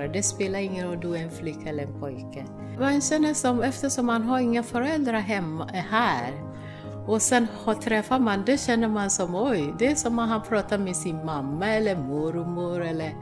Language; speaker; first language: Swedish; non-native, fluent; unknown